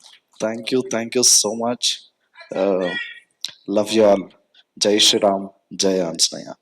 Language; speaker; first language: Telugu; non-native, learner; Kannada